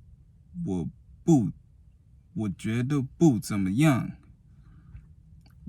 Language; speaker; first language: Chinese; non-native, learner; English